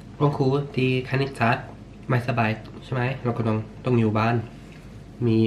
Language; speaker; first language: Thai; early bilingual, heritage; Swedish